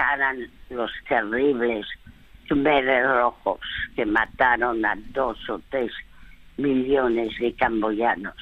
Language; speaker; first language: Spanish; early bilingual, other home language; French